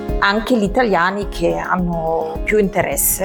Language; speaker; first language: Italian; non-native, fluent; German